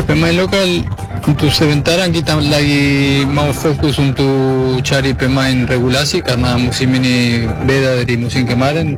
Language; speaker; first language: Indonesian; non-native, fluent; Spanish